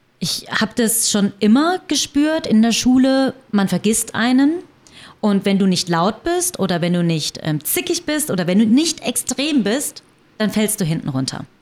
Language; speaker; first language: German; early bilingual, other home language; Vietnamese